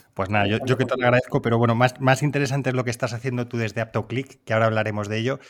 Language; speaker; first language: Spanish; native; Spanish